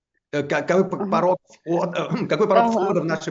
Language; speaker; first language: Russian; native; Russian